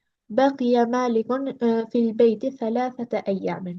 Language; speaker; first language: Arabic; non-native, learner; Albanian